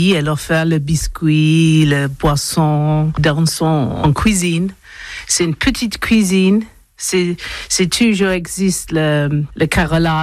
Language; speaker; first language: French; non-native, learner; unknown